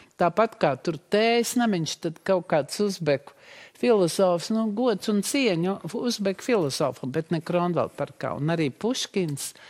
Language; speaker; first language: Latvian; native; Latvian